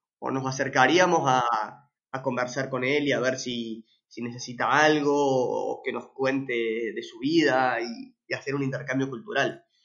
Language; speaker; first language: Spanish; native; Spanish